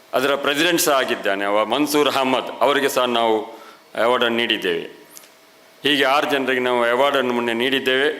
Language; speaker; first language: Kannada; non-native, local second language; Malayalam